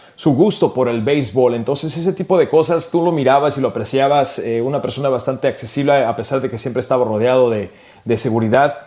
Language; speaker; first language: Spanish; early bilingual, heritage; Spanish